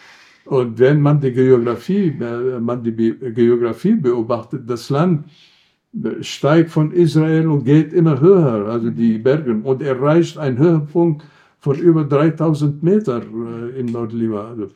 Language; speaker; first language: German; non-native, fluent; Arabic